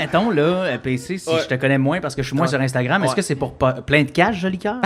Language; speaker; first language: French; native; French